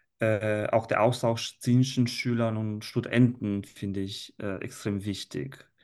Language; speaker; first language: German; non-native, fluent; Italian